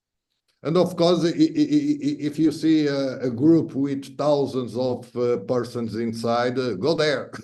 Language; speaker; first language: English; non-native, fluent; Portuguese